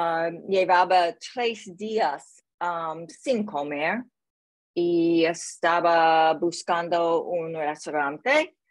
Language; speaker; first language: Spanish; non-native, learner; English